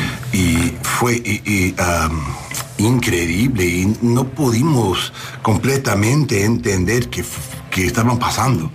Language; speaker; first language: Spanish; non-native, learner; English